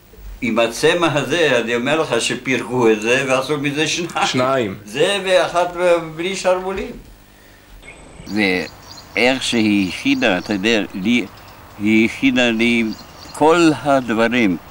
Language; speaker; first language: Hebrew; non-native, fluent; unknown